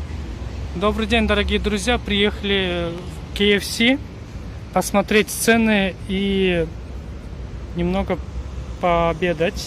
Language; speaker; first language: Russian; non-native, local second language; Kyrgyz